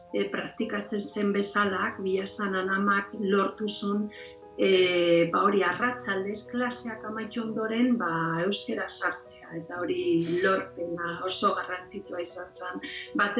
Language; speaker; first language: Basque; non-native, local second language; Spanish